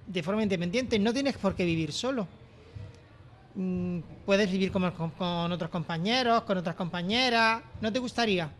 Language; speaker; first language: Spanish; native; Spanish